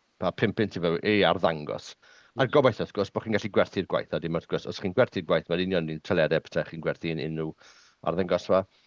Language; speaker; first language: Welsh; non-native, local second language; English